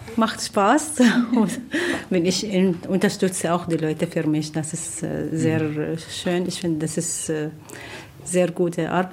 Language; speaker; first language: German; non-native, learner; Arabic